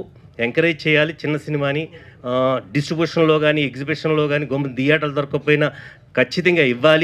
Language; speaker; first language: Telugu; native; Telugu